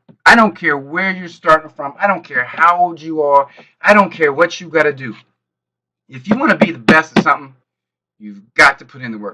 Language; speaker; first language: English; native; English